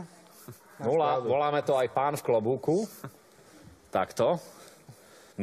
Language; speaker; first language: Slovak; native; Slovak